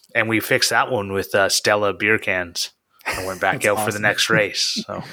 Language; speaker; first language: English; native; English